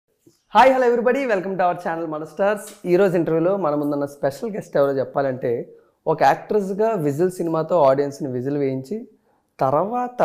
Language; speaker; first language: Telugu; native; Telugu